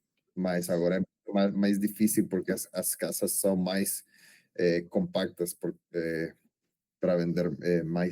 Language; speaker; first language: Portuguese; non-native, learner; Spanish